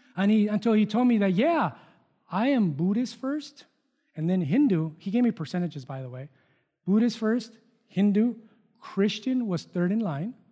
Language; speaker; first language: English; non-native, fluent; Spanish